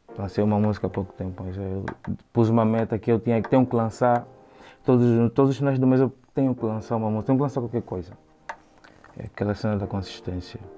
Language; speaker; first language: Portuguese; native; Portuguese